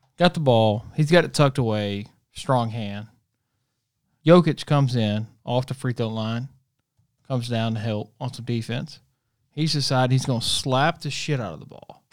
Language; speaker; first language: English; native; English